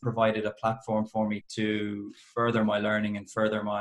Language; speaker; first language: English; native; English